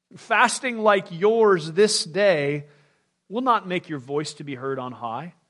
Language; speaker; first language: English; native; English